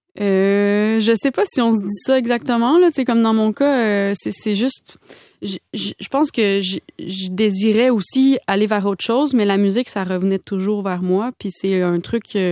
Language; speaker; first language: French; native; French